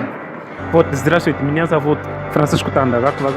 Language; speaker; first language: Russian; non-native, fluent; Portuguese